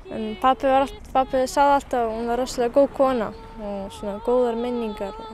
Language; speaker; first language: Icelandic; early bilingual, heritage; Icelandic